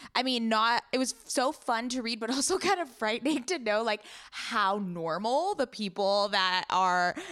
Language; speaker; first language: English; native; English